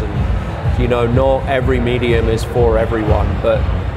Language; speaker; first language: English; native; English